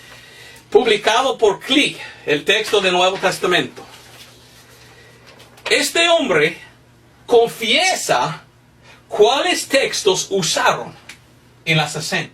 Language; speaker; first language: Spanish; non-native, fluent; English